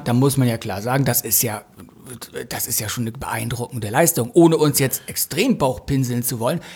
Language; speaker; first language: German; native; German